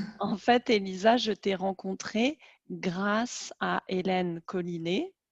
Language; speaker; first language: French; native; French